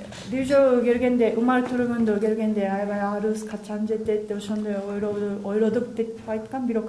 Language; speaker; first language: Kyrgyz; non-native, learner; Japanese